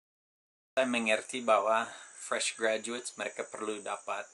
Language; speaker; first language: Indonesian; non-native, fluent; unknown